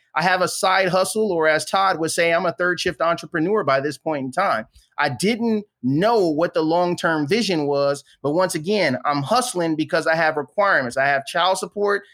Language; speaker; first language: English; native; English